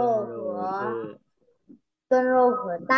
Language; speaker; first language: Chinese; non-native, learner; Vietnamese